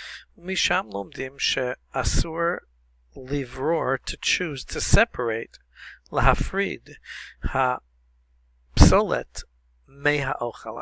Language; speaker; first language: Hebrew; non-native, fluent; English